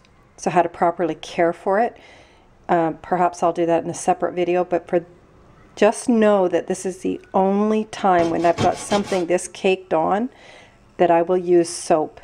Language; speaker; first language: English; native; English